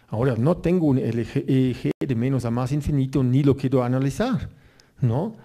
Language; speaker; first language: Spanish; non-native, fluent; German